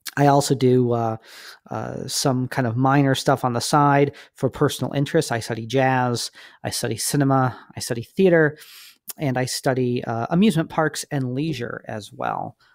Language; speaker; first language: English; native; English